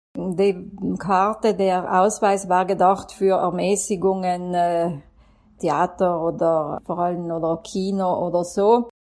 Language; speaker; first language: German; native; German